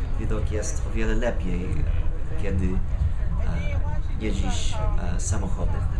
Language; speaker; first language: Polish; non-native, fluent; English